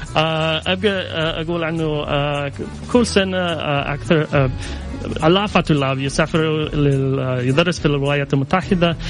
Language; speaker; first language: Arabic; non-native, learner; English